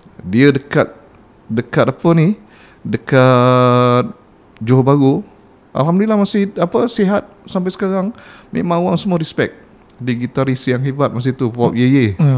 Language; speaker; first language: Malay; native; Malay